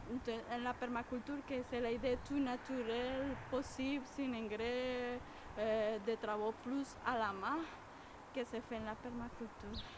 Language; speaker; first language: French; non-native, learner; Spanish